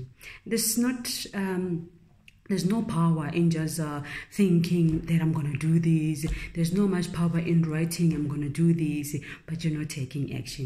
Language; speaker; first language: English; non-native, local second language; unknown